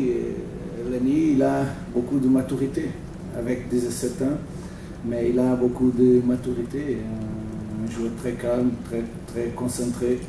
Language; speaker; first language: French; non-native, learner; Portuguese